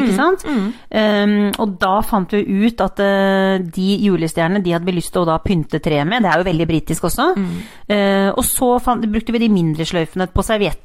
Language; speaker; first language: Norwegian; native; Norwegian